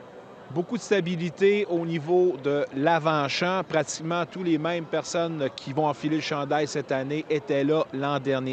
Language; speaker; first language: French; native; French